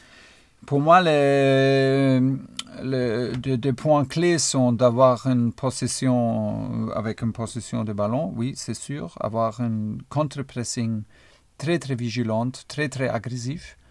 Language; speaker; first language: French; non-native, fluent; German